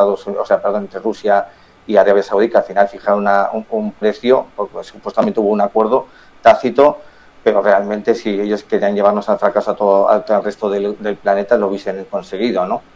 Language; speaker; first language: Spanish; native; Spanish